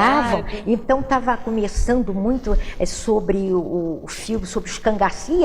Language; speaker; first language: Portuguese; native; Portuguese